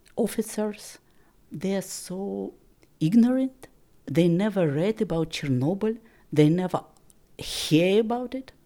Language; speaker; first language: English; non-native, learner; Russian